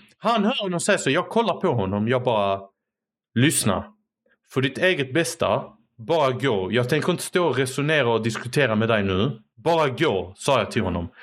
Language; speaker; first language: Swedish; early bilingual, other home language; Arabic